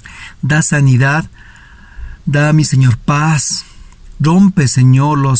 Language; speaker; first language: Spanish; native; Spanish